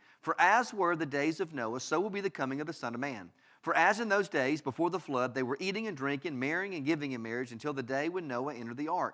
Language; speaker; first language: English; native; English